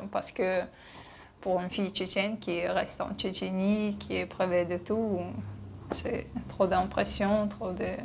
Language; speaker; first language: French; non-native, fluent; Chechen